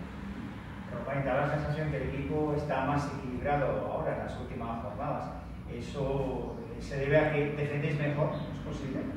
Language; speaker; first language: Spanish; native; Spanish